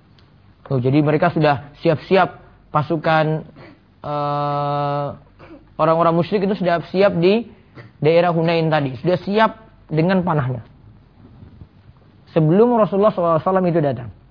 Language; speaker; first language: Indonesian; native; Indonesian